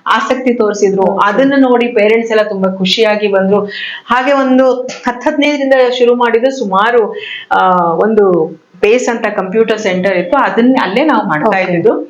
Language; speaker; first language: Kannada; native; Kannada